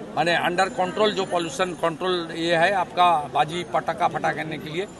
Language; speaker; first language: Hindi; non-native, local second language; Bangla